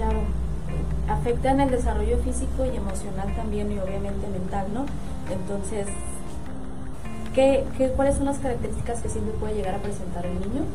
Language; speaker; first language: Spanish; native; Spanish